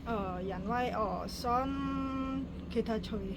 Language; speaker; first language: Cantonese; non-native, learner; Indonesian